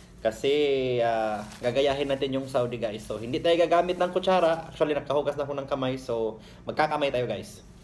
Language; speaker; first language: Filipino; non-native, local second language; Cebuano